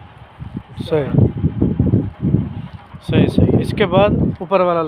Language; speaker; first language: Hindi; non-native, local second language; Punjabi